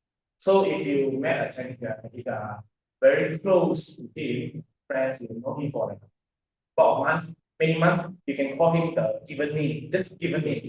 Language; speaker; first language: English; non-native, learner; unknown